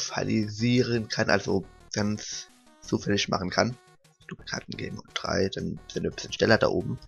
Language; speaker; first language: German; native; German